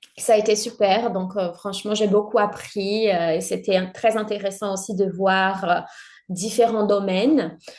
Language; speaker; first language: French; non-native, fluent; Portuguese